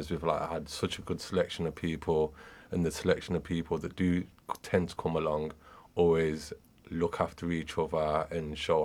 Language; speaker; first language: English; native; English